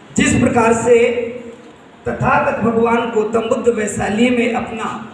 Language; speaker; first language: Hindi; native; Hindi